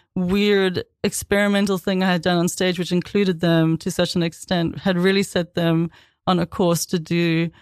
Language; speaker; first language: English; native; English